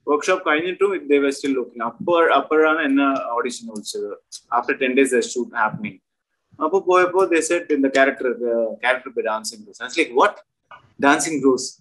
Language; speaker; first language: Malayalam; early bilingual, heritage; Malayalam